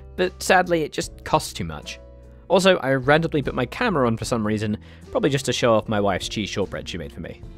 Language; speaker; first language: English; native; English